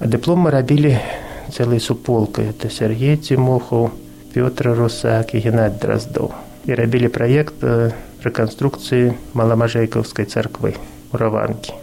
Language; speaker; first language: Belarusian; non-native, local second language; Russian